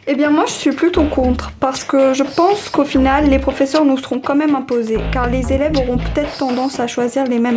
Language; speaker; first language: French; native; French